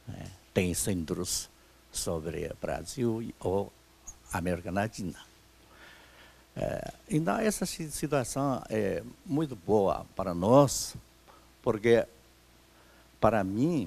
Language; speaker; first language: Portuguese; non-native, fluent; Chinese